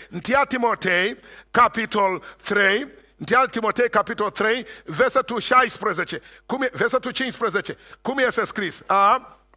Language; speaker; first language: Romanian; non-native, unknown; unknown